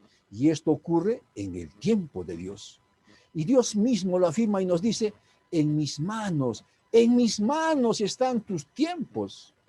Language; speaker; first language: Spanish; native; Spanish